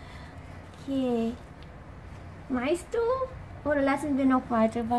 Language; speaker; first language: German; non-native, learner; Vietnamese